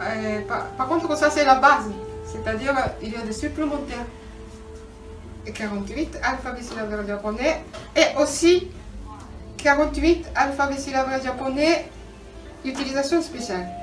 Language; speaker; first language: French; non-native, learner; Japanese